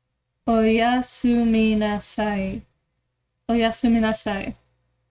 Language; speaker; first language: Japanese; non-native, learner; English